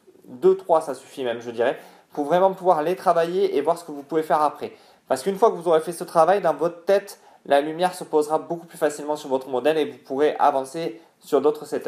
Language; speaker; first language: French; native; French